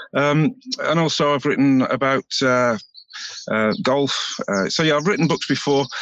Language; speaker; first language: English; native; English